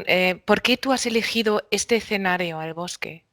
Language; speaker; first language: Spanish; non-native, fluent; German